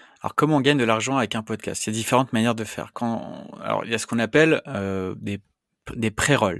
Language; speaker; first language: French; native; French